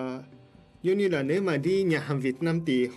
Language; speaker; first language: Vietnamese; non-native, fluent; Japanese